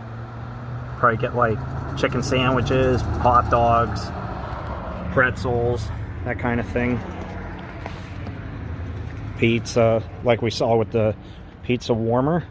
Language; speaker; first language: English; native; English